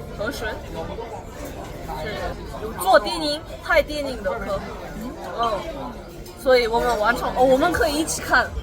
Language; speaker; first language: Chinese; non-native, learner; Korean